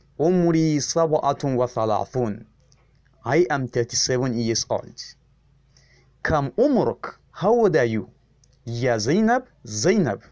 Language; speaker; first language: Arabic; non-native, fluent; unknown